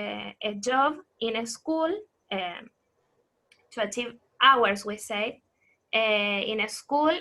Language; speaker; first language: English; non-native, fluent; Spanish